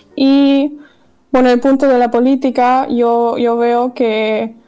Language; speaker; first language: Spanish; non-native, fluent; German